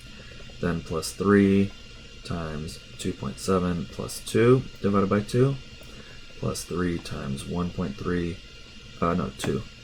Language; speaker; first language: English; native; English